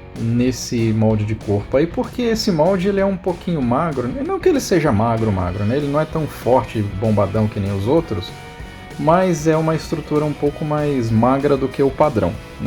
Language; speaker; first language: Portuguese; native; Portuguese